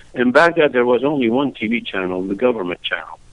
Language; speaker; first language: English; non-native, fluent; Arabic